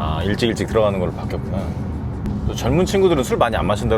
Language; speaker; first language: Korean; native; Korean